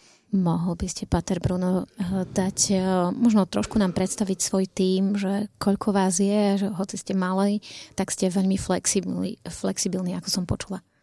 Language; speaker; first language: Slovak; native; Slovak